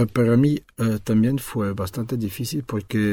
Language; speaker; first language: Spanish; non-native, fluent; French